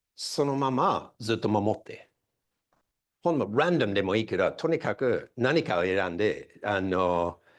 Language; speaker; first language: Japanese; non-native, fluent; English